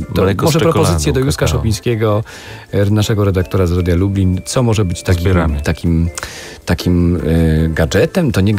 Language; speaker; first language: Polish; native; Polish